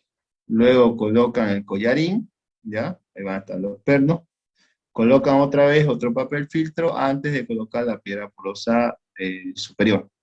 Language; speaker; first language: Spanish; native; Spanish